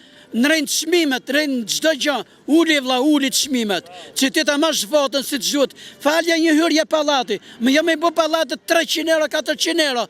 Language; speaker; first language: Albanian; native; Albanian